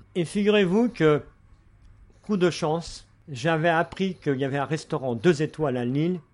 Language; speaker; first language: French; native; French